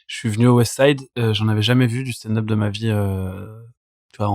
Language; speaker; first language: French; native; French